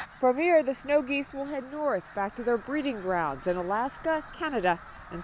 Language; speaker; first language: English; native; English